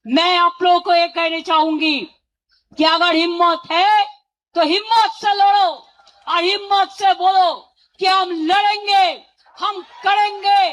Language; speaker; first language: Hindi; non-native, local second language; Bangla